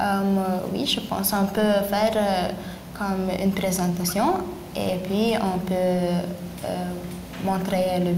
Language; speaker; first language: French; non-native, learner; Lithuanian